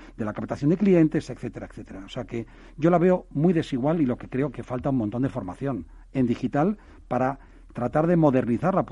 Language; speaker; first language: Spanish; native; Spanish